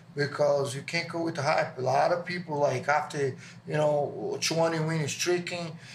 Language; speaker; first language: English; non-native, learner; Portuguese